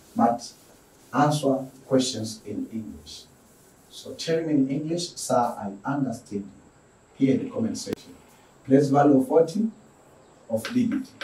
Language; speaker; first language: English; non-native, local second language; Swahili